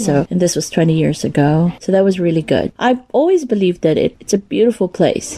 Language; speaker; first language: English; non-native, local second language; Cebuano